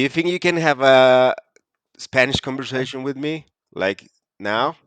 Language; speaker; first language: English; non-native, fluent; Spanish